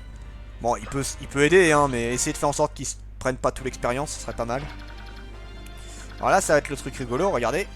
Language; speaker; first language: French; native; French